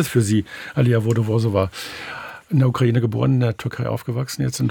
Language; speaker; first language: German; native; German